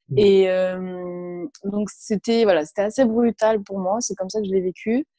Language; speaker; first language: French; early bilingual, other home language; Arabic